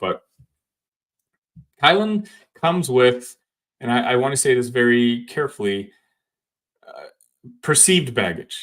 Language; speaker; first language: English; native; English